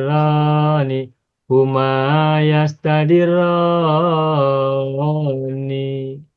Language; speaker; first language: Arabic; non-native, fluent; Indonesian